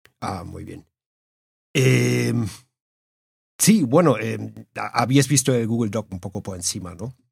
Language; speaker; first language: Spanish; early bilingual, heritage; Spanish